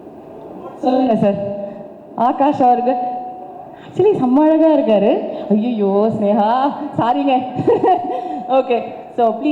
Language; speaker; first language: Tamil; native; Tamil